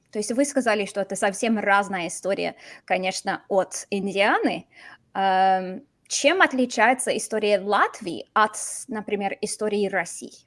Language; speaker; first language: Russian; non-native, fluent; English